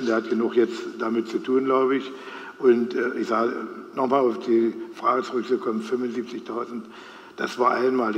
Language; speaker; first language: German; native; German